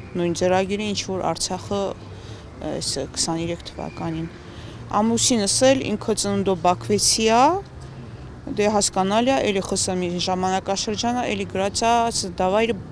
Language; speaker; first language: Armenian; native; Armenian